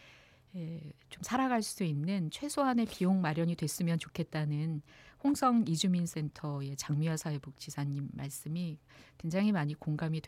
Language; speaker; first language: Korean; native; Korean